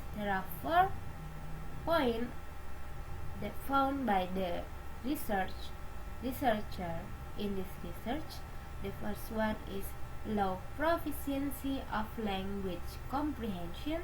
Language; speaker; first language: English; non-native, learner; Indonesian